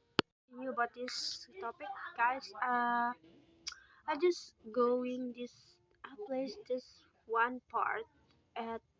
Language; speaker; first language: English; non-native, local second language; Indonesian